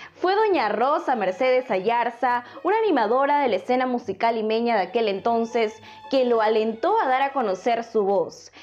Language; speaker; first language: Spanish; native; Spanish